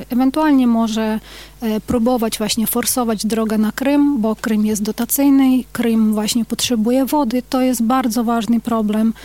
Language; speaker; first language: Polish; non-native, fluent; Ukrainian